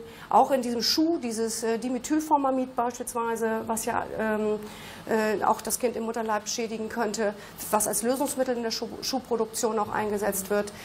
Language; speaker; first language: German; native; German